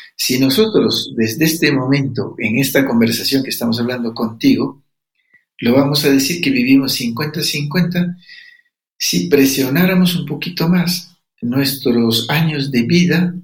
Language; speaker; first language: Spanish; non-native, local second language; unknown